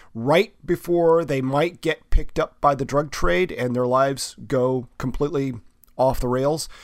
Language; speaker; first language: English; native; English